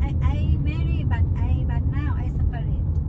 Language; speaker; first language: English; non-native, learner; Thai